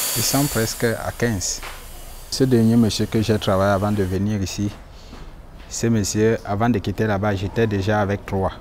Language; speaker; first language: French; native; French